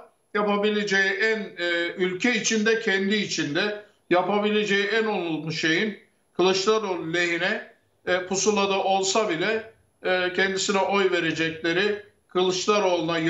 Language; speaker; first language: Turkish; native; Turkish